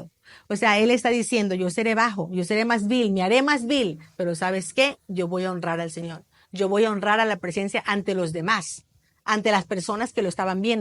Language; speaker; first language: Spanish; native; Spanish